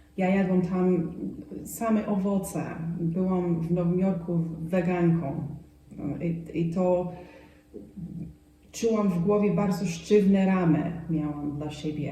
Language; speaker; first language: Polish; non-native, fluent; English